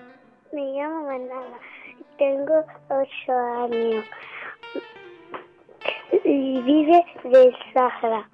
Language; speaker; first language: Spanish; non-native, learner; Arabic